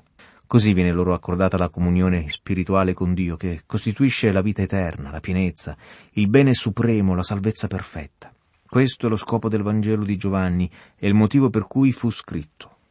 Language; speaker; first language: Italian; native; Italian